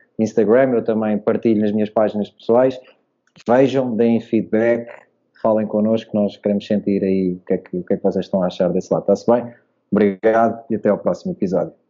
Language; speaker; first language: Portuguese; native; Portuguese